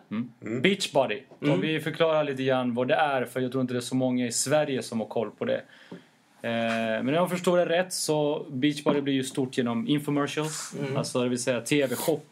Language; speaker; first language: Swedish; native; Swedish